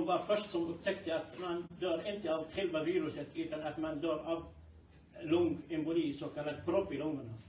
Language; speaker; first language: Swedish; non-native, fluent; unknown